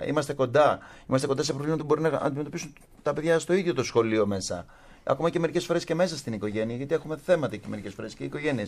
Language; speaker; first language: Greek; native; Greek